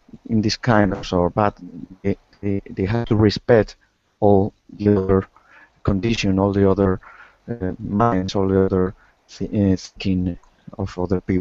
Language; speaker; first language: English; non-native, learner; Spanish